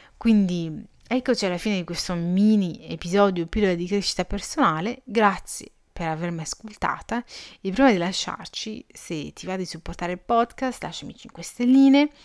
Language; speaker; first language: Italian; early bilingual, other home language; Arabic